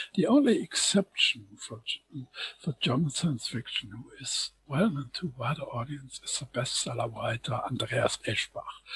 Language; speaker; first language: English; non-native, fluent; German